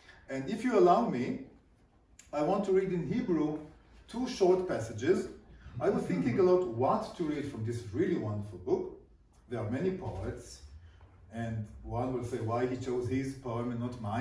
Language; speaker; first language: English; non-native, fluent; Hebrew